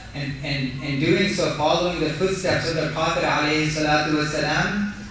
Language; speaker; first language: English; native; English